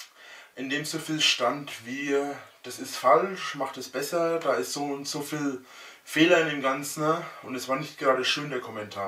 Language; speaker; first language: German; native; German